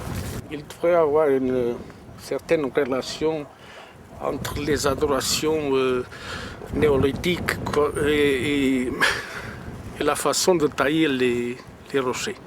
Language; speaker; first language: French; non-native, fluent; Portuguese